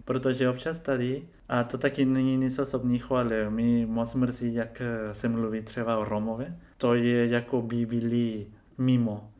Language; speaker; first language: Czech; non-native, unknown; Spanish